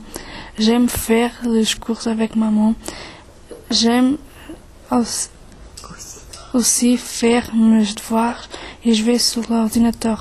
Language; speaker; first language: French; non-native, learner; Portuguese